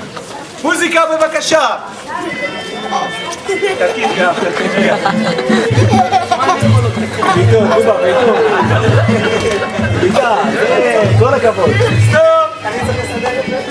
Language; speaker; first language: Hebrew; native; Hebrew